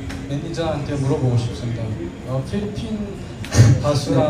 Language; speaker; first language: Korean; non-native, learner; Filipino